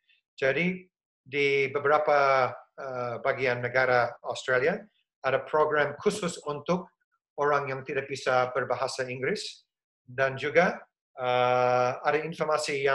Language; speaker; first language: Indonesian; non-native, fluent; English